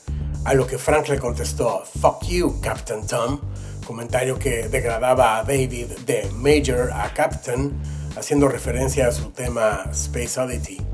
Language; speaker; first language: Spanish; native; Spanish